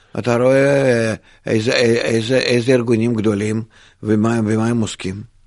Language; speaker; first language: Hebrew; non-native, fluent; Russian